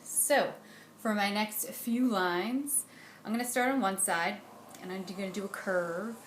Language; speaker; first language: English; native; English